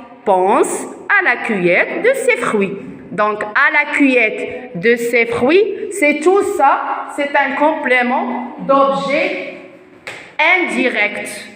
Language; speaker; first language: French; non-native, local second language; Arabic